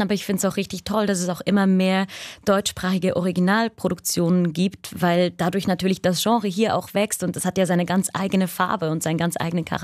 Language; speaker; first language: German; native; German